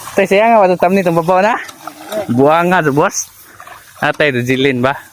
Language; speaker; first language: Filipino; non-native, local second language; Hiligaynon